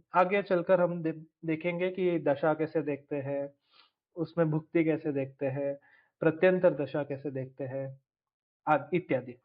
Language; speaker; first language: Hindi; non-native, local second language; Tulu